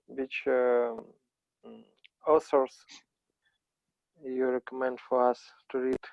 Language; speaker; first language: English; non-native, learner; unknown